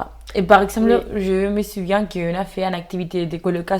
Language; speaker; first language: French; non-native, fluent; Spanish